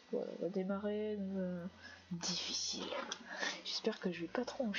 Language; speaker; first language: French; native; French